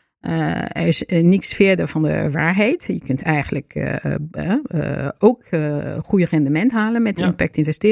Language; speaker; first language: Dutch; non-native, fluent; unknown